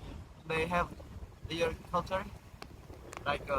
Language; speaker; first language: English; non-native, learner; Indonesian